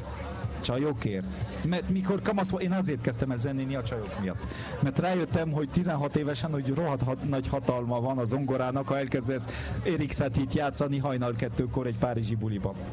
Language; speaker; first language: Hungarian; early bilingual, heritage; French